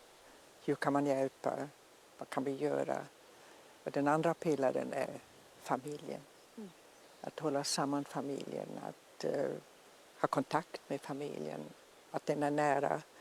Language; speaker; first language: Swedish; non-native, fluent; German